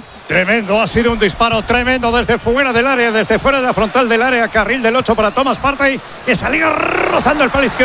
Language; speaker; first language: Spanish; native; Spanish